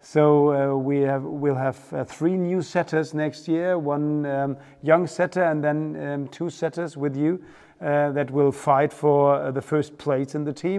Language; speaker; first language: English; non-native, fluent; German